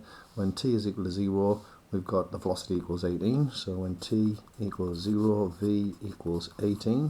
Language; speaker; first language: English; native; English